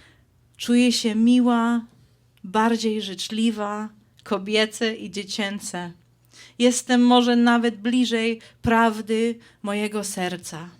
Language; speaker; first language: Polish; early bilingual, heritage; Polish